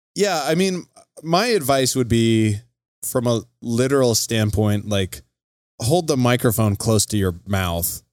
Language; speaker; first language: English; native; English